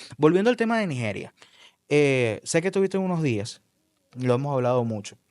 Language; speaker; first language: Spanish; native; Spanish